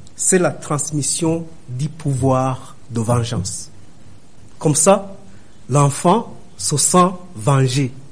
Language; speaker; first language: French; non-native, local second language; Rundi